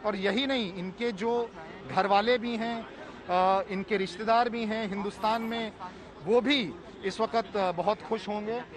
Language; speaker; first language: Hindi; native; Hindi